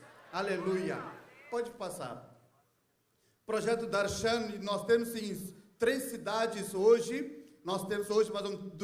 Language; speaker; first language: Portuguese; non-native, fluent; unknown